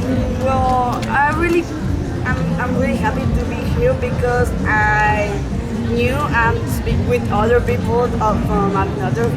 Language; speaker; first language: English; non-native, learner; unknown